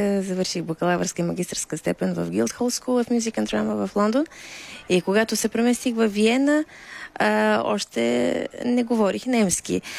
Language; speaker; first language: Bulgarian; native; Bulgarian